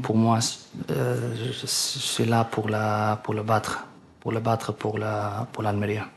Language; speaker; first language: French; non-native, learner; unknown